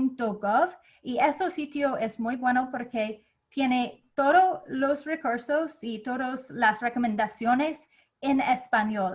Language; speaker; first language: Spanish; non-native, fluent; English